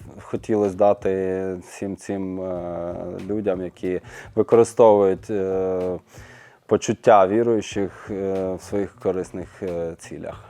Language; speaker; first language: Ukrainian; native; Ukrainian